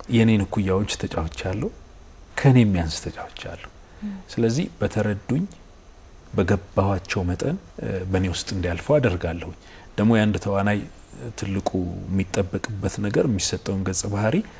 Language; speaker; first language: Amharic; native; Amharic